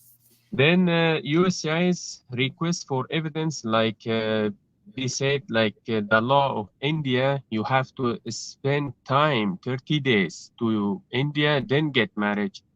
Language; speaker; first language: English; non-native, learner; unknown